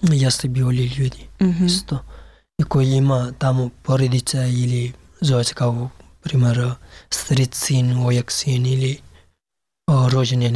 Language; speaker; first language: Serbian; non-native, learner; Pashto